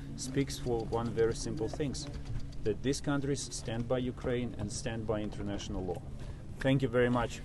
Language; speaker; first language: English; non-native, fluent; Ukrainian